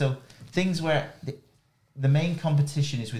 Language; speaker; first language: English; native; English